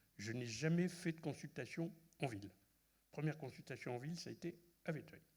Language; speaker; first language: French; non-native, local second language; Arabic